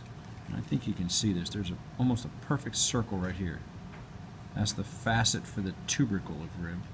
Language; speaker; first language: English; native; English